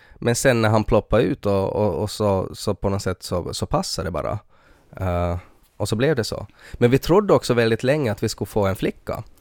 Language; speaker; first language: Swedish; native; Swedish